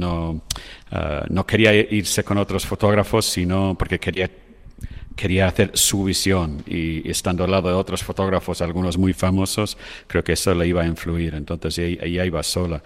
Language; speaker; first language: Spanish; non-native, fluent; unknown